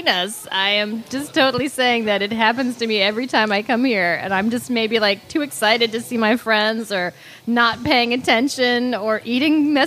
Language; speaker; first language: English; native; English